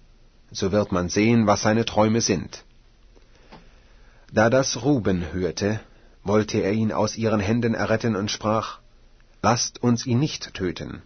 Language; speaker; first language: German; native; German